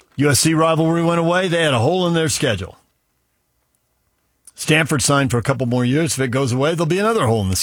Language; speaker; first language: English; native; English